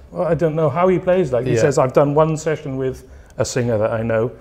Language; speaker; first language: English; native; English